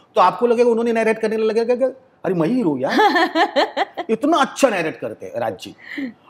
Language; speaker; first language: Hindi; non-native, local second language; Marathi